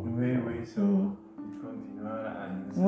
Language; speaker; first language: French; non-native, learner; Spanish